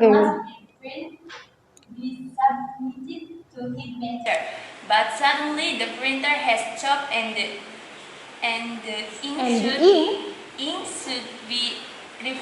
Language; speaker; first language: English; non-native, learner; Indonesian